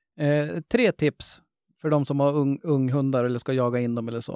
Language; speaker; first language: Swedish; native; Swedish